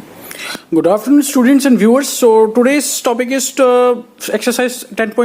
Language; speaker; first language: English; non-native, local second language; Hindi